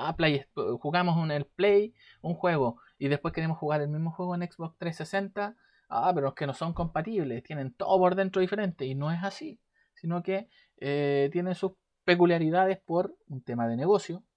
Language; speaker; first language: Spanish; native; Spanish